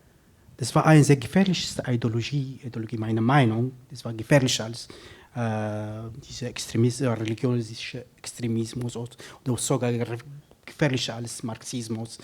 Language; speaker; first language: German; non-native, fluent; Kurdish